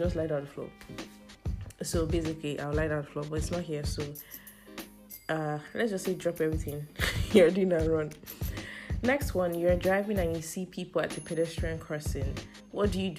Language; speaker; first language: English; non-native, local second language; Yoruba